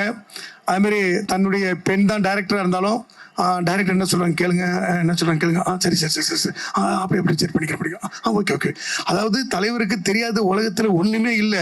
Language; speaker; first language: Tamil; native; Tamil